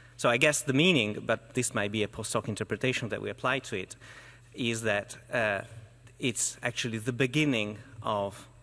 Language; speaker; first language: English; non-native, fluent; Italian